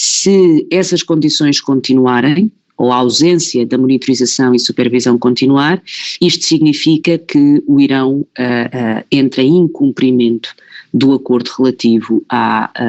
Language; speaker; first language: Portuguese; native; Portuguese